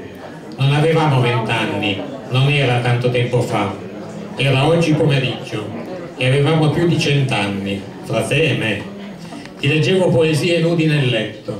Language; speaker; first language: Italian; native; Italian